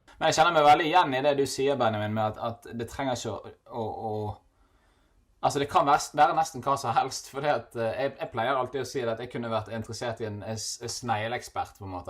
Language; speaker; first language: Norwegian; native; Norwegian